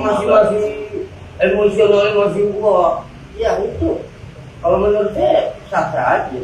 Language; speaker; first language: Indonesian; native; Indonesian